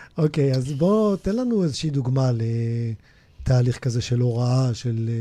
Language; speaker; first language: Hebrew; native; Hebrew